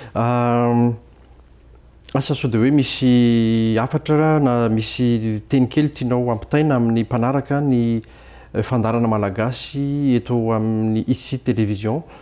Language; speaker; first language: Malagasy; native; Malagasy